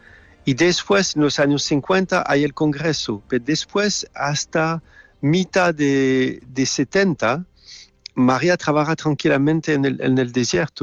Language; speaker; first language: Spanish; non-native, learner; French